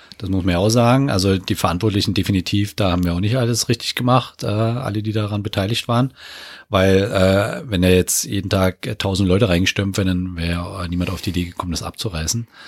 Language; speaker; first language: German; native; German